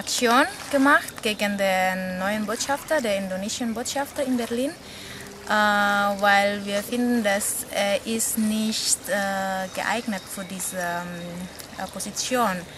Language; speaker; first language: German; non-native, fluent; Indonesian